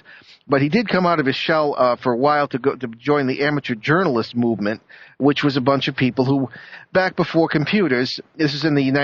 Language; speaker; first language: English; native; English